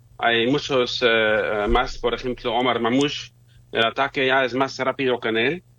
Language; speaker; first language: Spanish; non-native, fluent; German